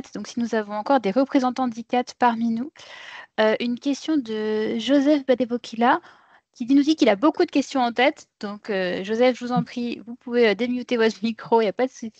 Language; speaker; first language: French; native; French